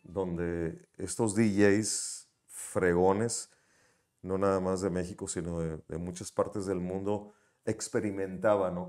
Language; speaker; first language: Spanish; native; Spanish